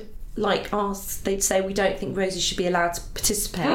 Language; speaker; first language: English; native; English